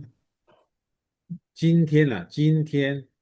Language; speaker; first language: Chinese; non-native, fluent; Indonesian